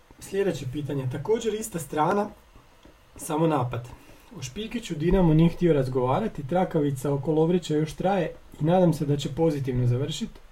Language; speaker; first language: Croatian; native; Croatian